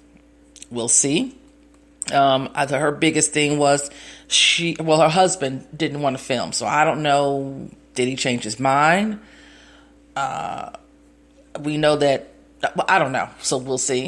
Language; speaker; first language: English; native; English